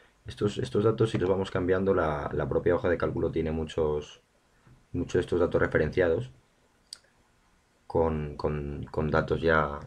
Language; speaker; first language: Spanish; native; Spanish